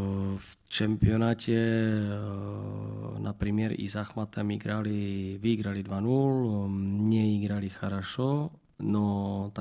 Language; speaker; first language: Russian; non-native, learner; Czech